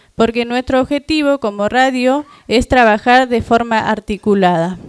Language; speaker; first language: Spanish; non-native, local second language; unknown